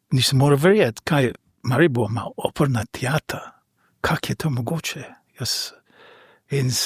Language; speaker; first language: Slovenian; non-native, fluent; English